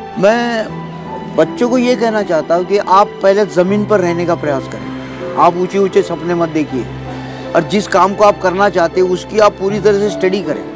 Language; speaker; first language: Hindi; non-native, local second language; Marathi